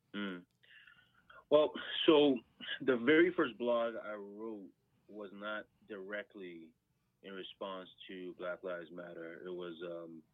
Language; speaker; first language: English; early bilingual, other home language; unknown